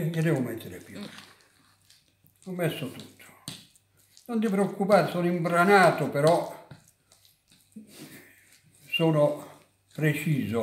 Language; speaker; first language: Italian; native; Italian